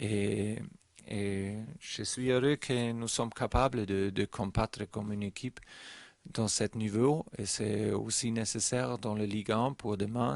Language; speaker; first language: French; non-native, learner; German